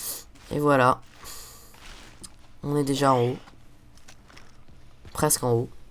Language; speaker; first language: French; native; French